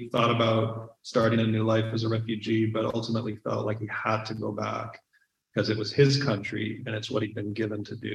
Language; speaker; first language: English; native; English